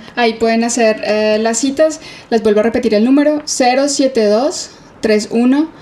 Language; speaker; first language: Spanish; native; Spanish